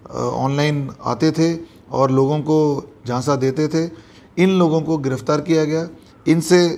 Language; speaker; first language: Hindi; native; Hindi